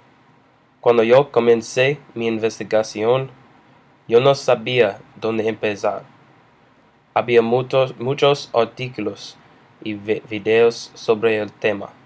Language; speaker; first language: Spanish; non-native, learner; English